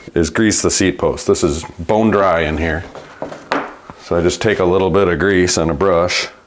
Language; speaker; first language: English; native; English